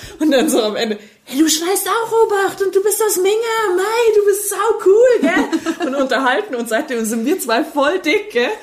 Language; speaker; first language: German; native; German